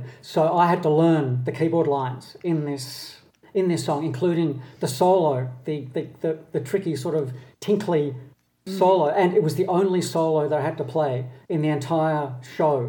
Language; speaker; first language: English; native; English